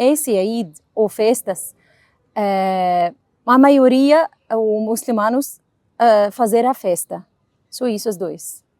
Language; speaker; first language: Portuguese; non-native, learner; Arabic